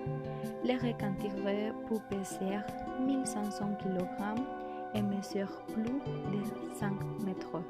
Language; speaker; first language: French; non-native, learner; Spanish